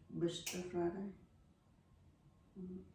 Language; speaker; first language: Norwegian; non-native, learner; Thai